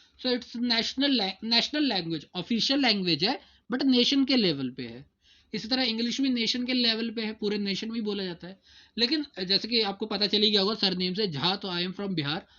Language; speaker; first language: Hindi; native; Hindi